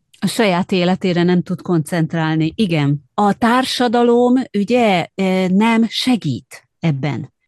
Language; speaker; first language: Hungarian; native; Hungarian